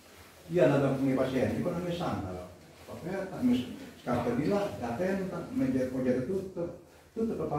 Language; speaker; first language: Italian; non-native, learner; Indonesian